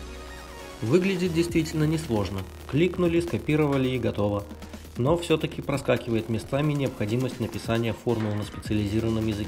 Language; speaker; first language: Russian; native; Russian